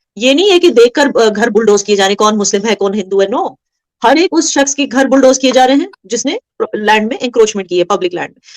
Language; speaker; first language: Hindi; non-native, local second language; Kashmiri